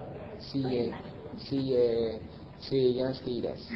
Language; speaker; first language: Japanese; non-native, learner; Vietnamese